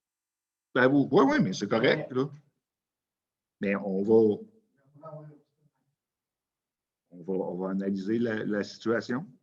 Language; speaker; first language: French; native; French